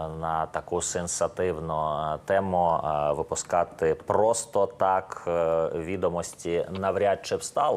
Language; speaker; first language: Ukrainian; native; Ukrainian